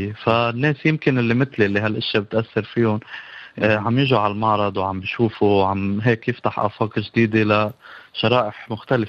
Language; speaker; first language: Arabic; native; Arabic